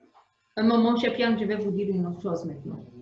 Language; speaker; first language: French; non-native, fluent; Arabic